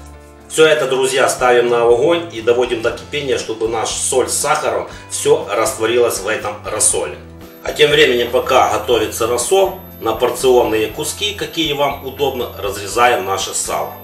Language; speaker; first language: Russian; non-native, local second language; Ukrainian